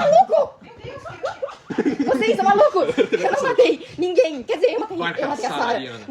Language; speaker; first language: Portuguese; native; Portuguese